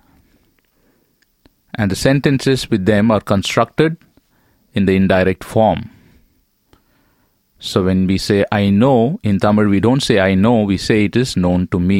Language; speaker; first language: English; non-native, local second language; Tamil